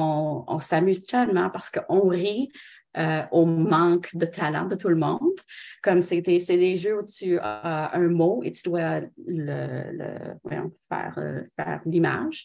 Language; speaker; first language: French; non-native, local second language; English